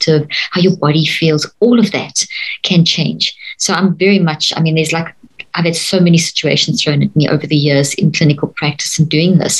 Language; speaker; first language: English; native; English